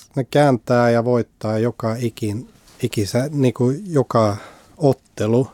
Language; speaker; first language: Finnish; early bilingual, heritage; Finnish